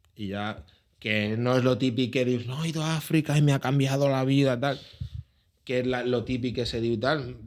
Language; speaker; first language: Spanish; native; Spanish